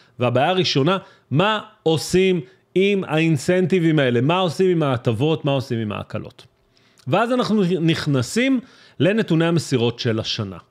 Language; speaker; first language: Hebrew; native; Hebrew